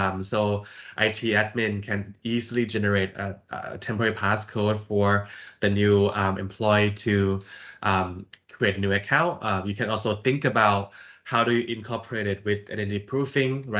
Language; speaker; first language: English; non-native, fluent; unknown